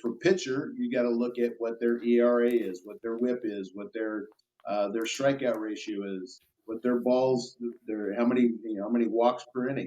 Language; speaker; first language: English; native; English